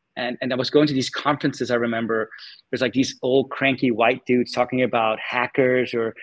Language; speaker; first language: English; non-native, fluent; Danish